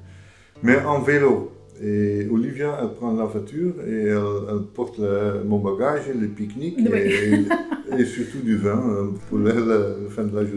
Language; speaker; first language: French; non-native, fluent; Dutch